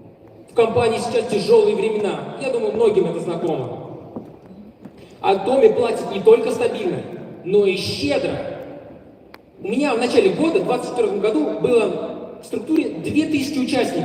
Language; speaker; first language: Russian; native; Russian